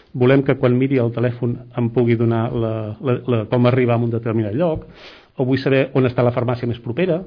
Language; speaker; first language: Catalan; native; Catalan